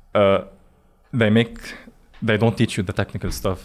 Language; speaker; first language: English; non-native, fluent; Arabic